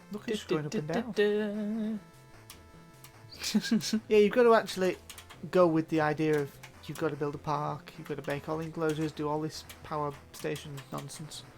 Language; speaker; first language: English; native; English